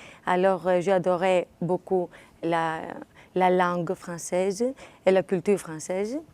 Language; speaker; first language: French; non-native, fluent; Greek